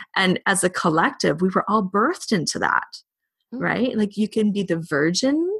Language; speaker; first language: English; native; English